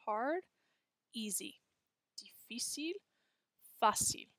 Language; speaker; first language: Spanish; non-native, fluent; English